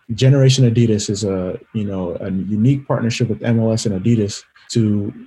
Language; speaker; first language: English; native; English